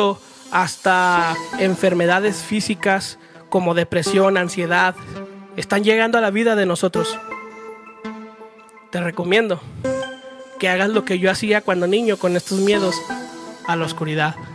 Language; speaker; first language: Spanish; native; Spanish